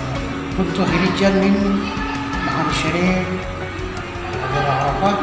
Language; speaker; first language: Arabic; non-native, fluent; Indonesian